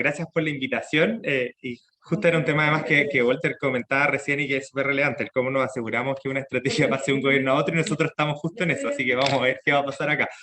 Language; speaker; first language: Spanish; native; Spanish